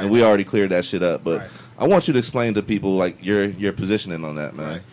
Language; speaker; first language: English; native; English